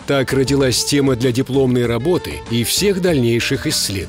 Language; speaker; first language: Russian; native; Russian